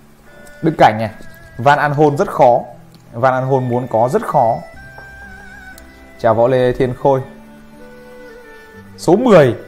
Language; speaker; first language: Vietnamese; native; Vietnamese